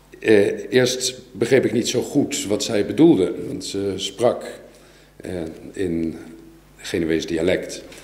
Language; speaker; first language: Dutch; native; Dutch